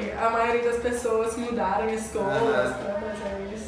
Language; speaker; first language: Portuguese; non-native, learner; English